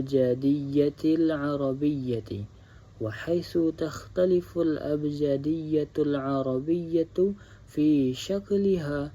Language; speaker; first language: Arabic; non-native, learner; Indonesian